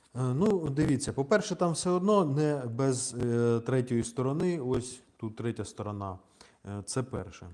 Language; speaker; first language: Ukrainian; non-native, local second language; Russian